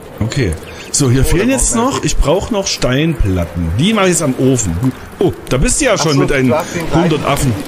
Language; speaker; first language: German; native; German